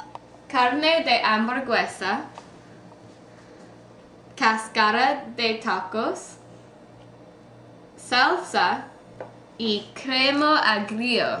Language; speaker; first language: Spanish; non-native, learner; English